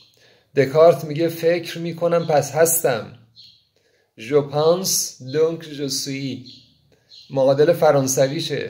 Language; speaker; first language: Persian; native; Persian